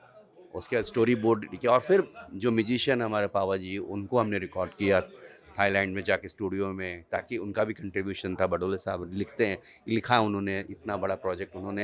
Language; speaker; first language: Hindi; native; Hindi